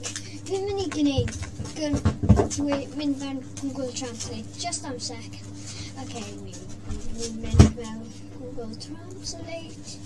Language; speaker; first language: Welsh; non-native, local second language; English